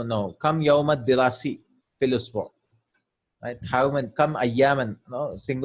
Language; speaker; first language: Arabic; non-native, fluent; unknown